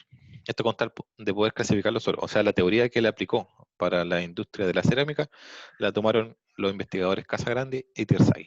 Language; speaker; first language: Spanish; native; Spanish